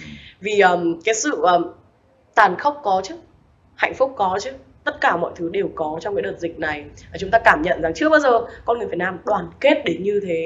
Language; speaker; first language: Vietnamese; native; Vietnamese